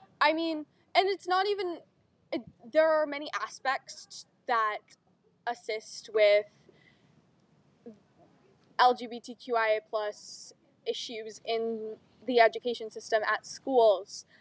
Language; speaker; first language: English; native; English